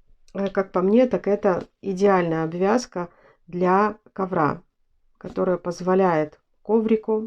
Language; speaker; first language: Russian; native; Russian